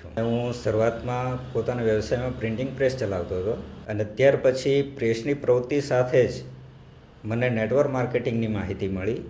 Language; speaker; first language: Gujarati; non-native, local second language; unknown